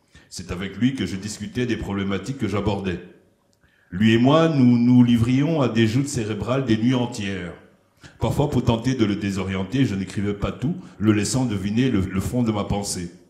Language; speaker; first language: French; non-native, local second language; Lingala